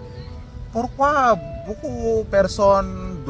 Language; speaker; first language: French; non-native, learner; Filipino